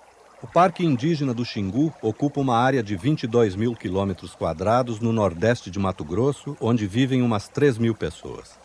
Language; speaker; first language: Portuguese; native; Portuguese